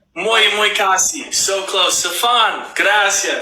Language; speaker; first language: Spanish; non-native, learner; English